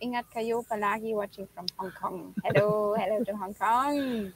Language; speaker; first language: English; non-native, fluent; German